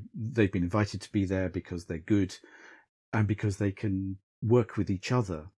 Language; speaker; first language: English; native; English